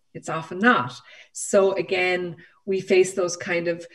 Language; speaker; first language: English; native; English